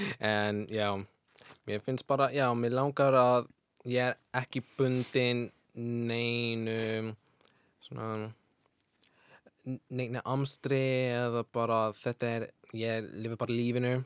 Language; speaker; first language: Icelandic; non-native, fluent; English